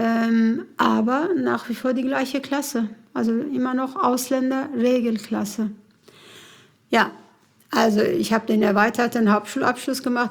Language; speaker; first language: German; early bilingual, other home language; Kurdish